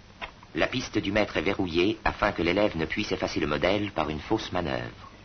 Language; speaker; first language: French; native; French